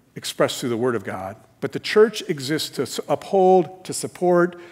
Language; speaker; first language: English; native; English